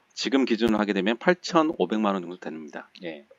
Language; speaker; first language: Korean; native; Korean